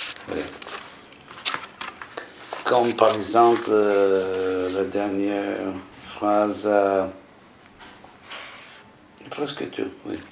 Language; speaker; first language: French; non-native, fluent; English